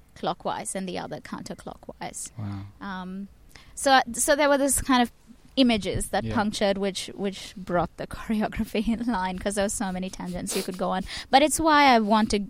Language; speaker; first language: English; non-native, local second language; Tamil